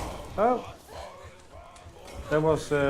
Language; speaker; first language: English; non-native, fluent; Dutch